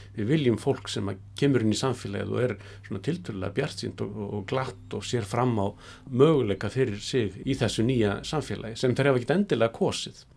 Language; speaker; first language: Icelandic; native; Icelandic